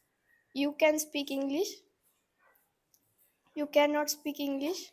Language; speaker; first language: English; non-native, learner; Marathi